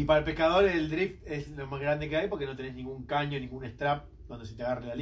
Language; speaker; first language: Spanish; native; Spanish